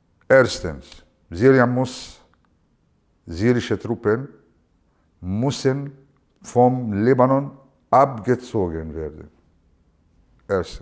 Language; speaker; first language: German; non-native, learner; Arabic